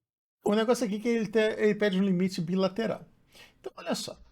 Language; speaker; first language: Portuguese; native; Portuguese